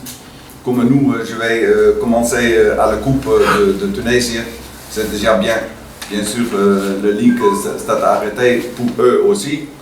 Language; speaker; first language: French; non-native, learner; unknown